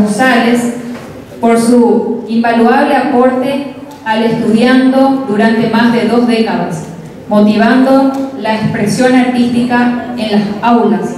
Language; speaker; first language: Spanish; native; Spanish